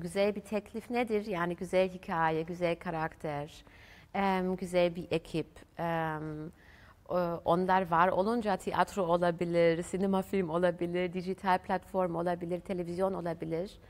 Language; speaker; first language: Turkish; early bilingual, heritage; German